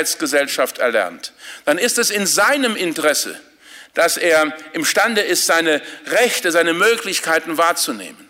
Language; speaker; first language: German; native; German